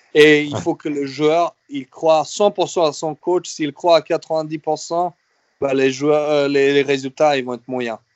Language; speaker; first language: French; non-native, fluent; Serbian